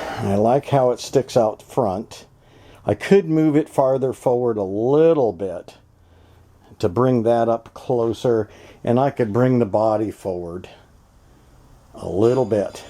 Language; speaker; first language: English; native; English